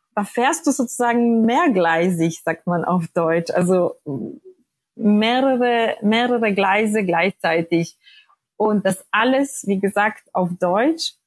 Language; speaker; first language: German; non-native, fluent; Polish